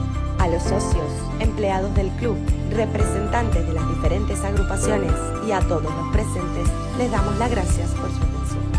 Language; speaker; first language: Spanish; native; Spanish